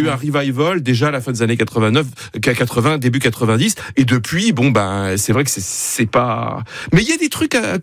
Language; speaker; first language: French; native; French